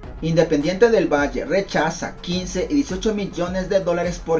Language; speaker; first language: Spanish; native; Spanish